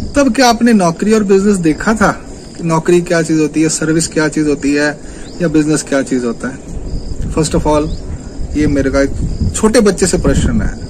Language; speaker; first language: Hindi; non-native, local second language; Marathi